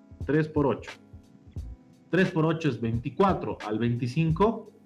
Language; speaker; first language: Spanish; native; Spanish